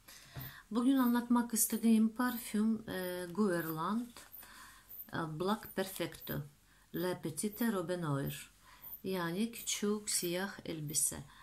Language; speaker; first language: Turkish; non-native, fluent; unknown